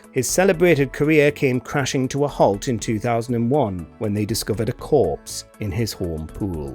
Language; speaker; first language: English; native; English